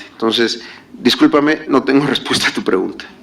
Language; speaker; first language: Spanish; native; Spanish